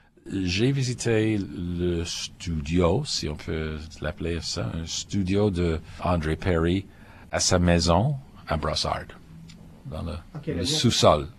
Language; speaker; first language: French; non-native, local second language; English